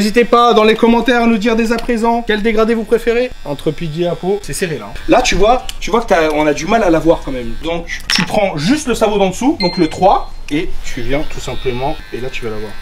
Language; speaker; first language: French; native; French